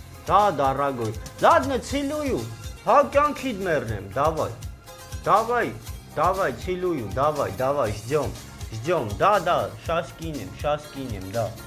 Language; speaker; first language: Russian; non-native, learner; Armenian